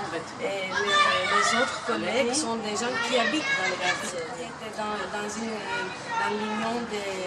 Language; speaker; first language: French; non-native, fluent; Greek